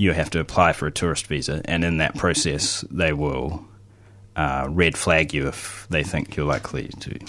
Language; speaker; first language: English; native; English